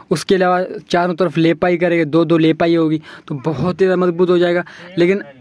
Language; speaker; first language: Urdu; non-native, local second language; Sindhi